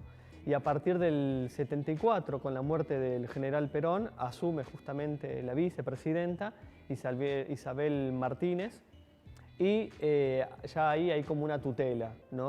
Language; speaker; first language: Spanish; native; Spanish